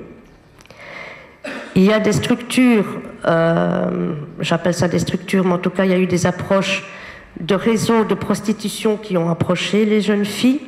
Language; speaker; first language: French; native; French